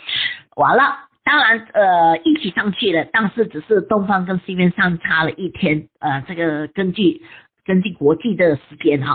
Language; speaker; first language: Chinese; native; Chinese